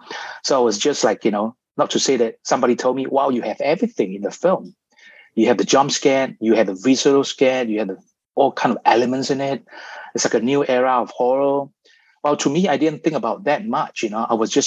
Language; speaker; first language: English; non-native, local second language; Cantonese